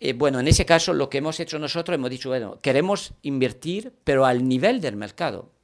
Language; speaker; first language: Spanish; early bilingual, heritage; French